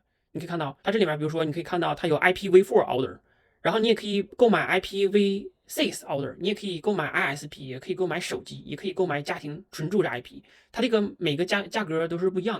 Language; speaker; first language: Chinese; native; Chinese